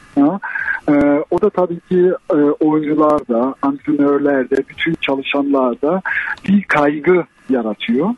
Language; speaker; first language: Turkish; early bilingual, heritage; Turkish